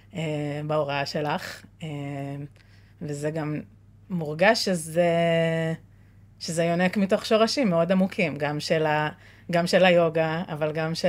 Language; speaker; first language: Hebrew; native; Hebrew